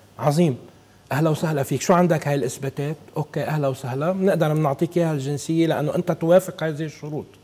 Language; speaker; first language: Arabic; native; Arabic